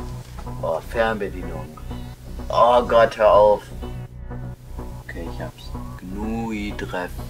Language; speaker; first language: German; native; German